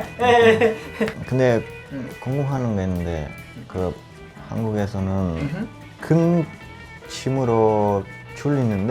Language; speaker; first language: Korean; non-native, learner; Italian